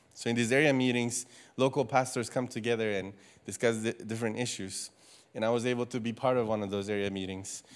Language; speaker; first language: English; non-native, fluent; Spanish